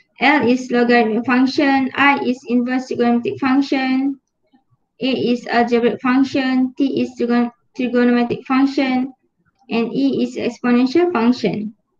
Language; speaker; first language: English; non-native, local second language; Malay